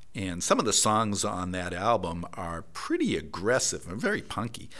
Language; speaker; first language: English; native; English